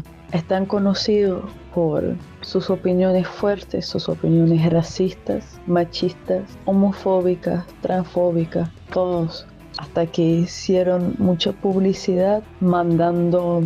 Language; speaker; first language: Spanish; non-native, fluent; German